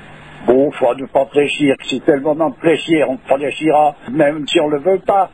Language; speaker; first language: French; native; French